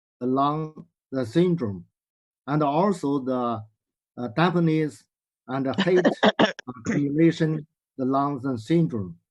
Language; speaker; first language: English; non-native, learner; Chinese